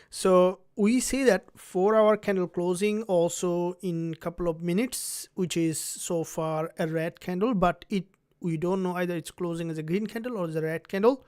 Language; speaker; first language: English; non-native, fluent; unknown